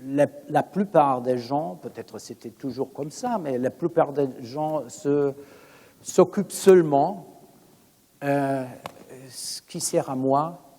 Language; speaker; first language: French; non-native, fluent; German